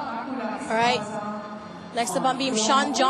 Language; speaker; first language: English; native; English